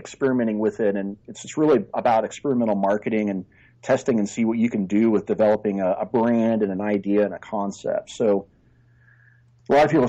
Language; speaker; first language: English; native; English